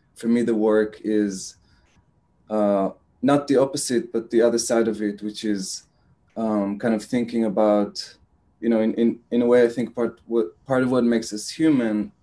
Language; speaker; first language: English; non-native, fluent; Hebrew